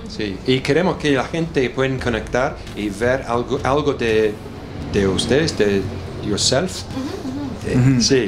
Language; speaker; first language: Spanish; non-native, learner; English